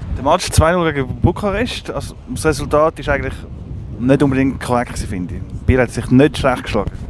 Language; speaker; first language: German; native; German